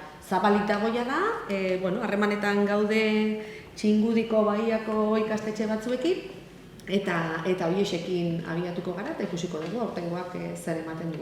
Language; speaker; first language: Basque; native; Basque